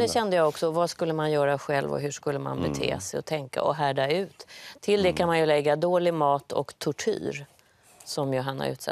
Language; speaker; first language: Swedish; native; Swedish